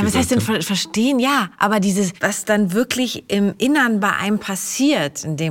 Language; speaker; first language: German; native; German